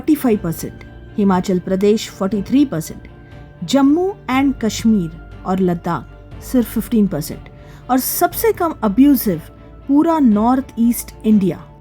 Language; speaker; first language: Hindi; native; Hindi